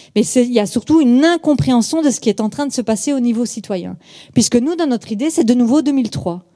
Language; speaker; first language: French; native; French